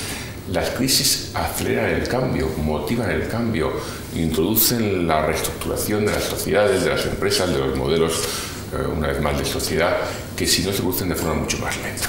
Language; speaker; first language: Spanish; native; Spanish